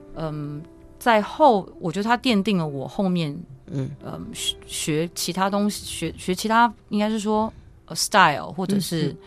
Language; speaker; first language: Chinese; native; Chinese